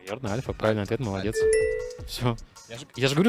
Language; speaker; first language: Russian; native; Russian